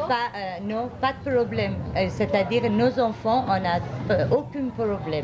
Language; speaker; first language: French; non-native, fluent; Persian